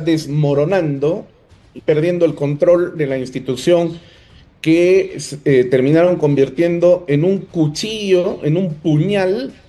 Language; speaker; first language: Spanish; native; Spanish